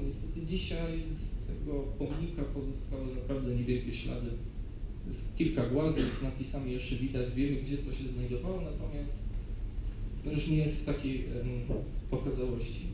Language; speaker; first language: Polish; native; Polish